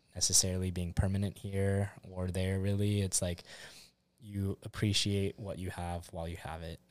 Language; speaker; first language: English; native; English